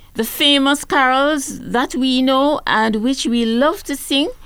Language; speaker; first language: English; native; English